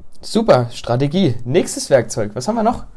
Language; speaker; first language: German; native; German